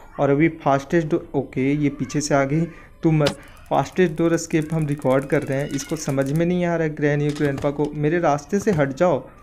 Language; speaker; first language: Hindi; native; Hindi